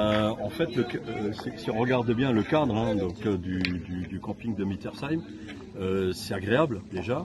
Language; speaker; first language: French; native; French